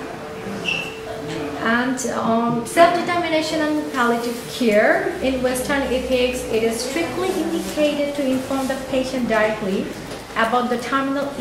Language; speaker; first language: English; non-native, local second language; Bangla